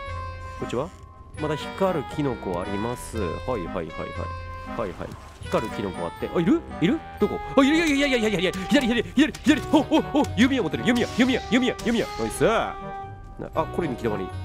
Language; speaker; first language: Japanese; native; Japanese